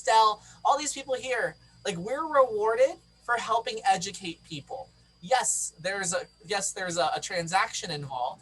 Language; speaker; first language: English; native; English